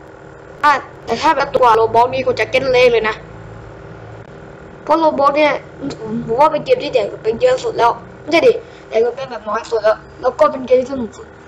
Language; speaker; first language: Thai; native; Thai